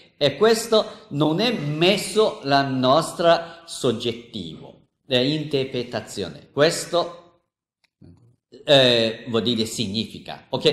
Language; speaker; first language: Italian; non-native, learner; Chinese